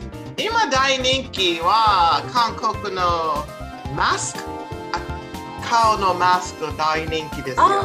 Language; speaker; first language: Japanese; non-native, learner; English